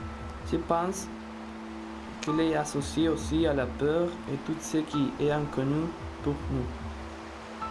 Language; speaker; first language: French; non-native, fluent; Spanish